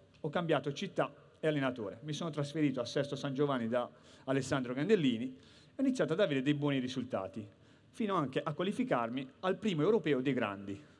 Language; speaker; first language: Italian; native; Italian